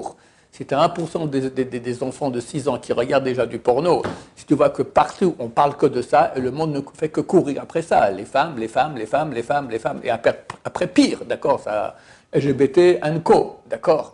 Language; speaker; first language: French; native; French